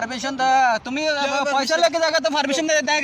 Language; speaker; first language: Hindi; non-native, learner; Bangla